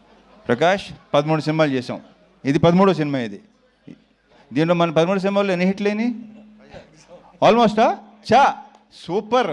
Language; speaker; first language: Telugu; native; Telugu